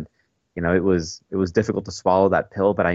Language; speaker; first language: English; native; English